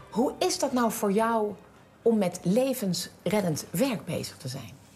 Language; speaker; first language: Dutch; native; Dutch